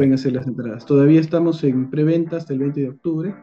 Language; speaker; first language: Spanish; native; Spanish